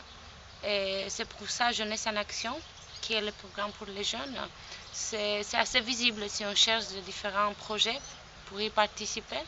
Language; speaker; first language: French; non-native, fluent; Romanian